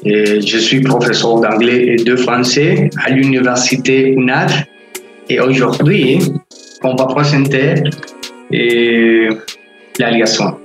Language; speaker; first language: French; non-native, fluent; Spanish